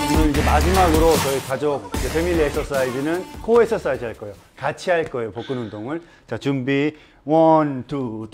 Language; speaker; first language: Korean; native; Korean